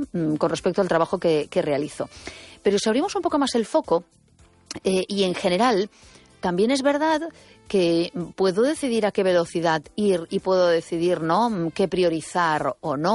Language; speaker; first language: Spanish; native; Spanish